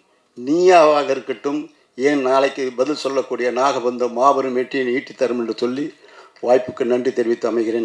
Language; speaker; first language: Tamil; native; Tamil